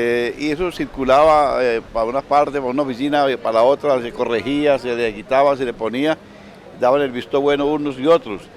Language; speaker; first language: Spanish; native; Spanish